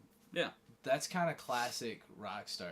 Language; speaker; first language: English; native; English